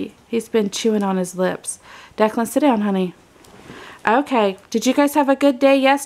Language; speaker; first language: English; native; English